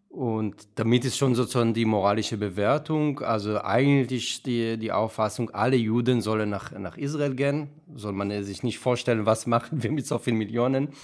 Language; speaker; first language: German; non-native, fluent; Hebrew